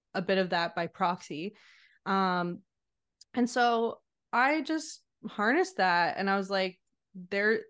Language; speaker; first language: English; native; English